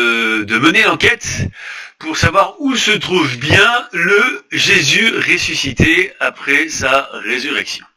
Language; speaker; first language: French; native; French